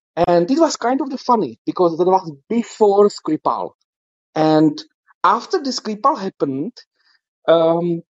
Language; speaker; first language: English; non-native, fluent; Czech